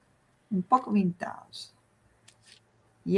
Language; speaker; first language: Spanish; non-native, fluent; Italian